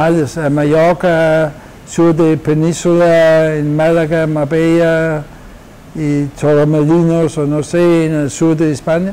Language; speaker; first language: Spanish; non-native, fluent; Danish